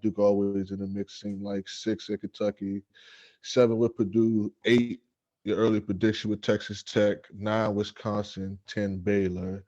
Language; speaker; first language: English; native; English